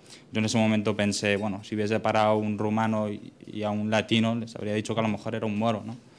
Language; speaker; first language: Spanish; native; Spanish